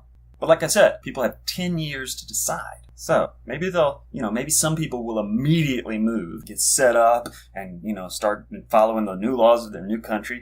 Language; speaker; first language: English; native; English